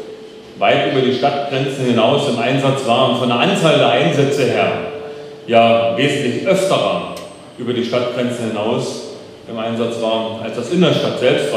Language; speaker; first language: German; native; German